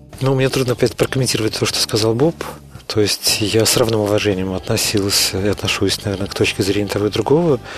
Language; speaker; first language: Russian; native; Russian